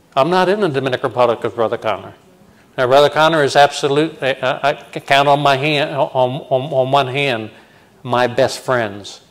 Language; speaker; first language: English; native; English